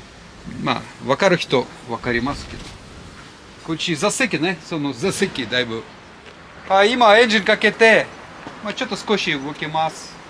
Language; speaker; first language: Japanese; non-native, fluent; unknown